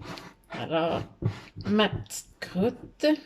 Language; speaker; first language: French; native; French